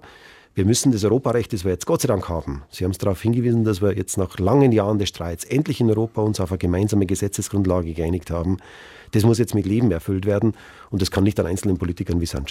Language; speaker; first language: German; native; German